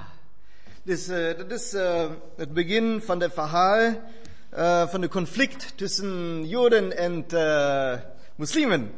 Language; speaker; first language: Dutch; non-native, fluent; German